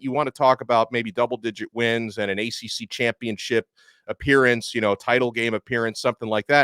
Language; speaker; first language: English; native; English